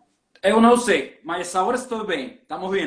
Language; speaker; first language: Portuguese; non-native, learner; Spanish